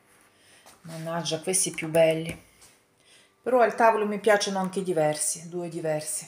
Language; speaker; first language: Italian; non-native, learner; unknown